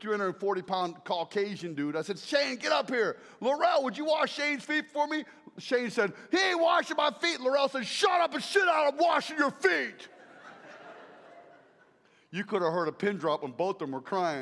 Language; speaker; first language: English; native; English